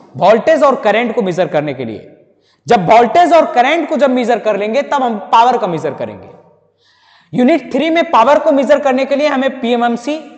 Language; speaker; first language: Hindi; native; Hindi